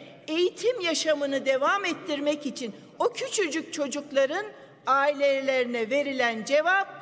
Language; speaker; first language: Turkish; native; Turkish